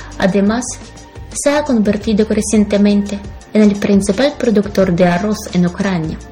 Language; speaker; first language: Spanish; non-native, fluent; Ukrainian